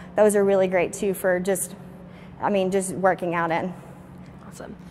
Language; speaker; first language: English; native; English